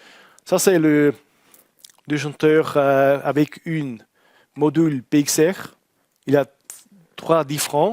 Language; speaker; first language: French; non-native, learner; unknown